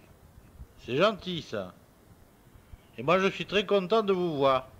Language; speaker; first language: French; native; French